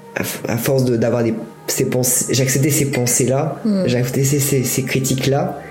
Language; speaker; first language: French; native; French